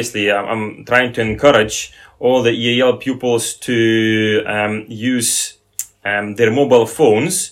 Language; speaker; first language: English; non-native, fluent; Lithuanian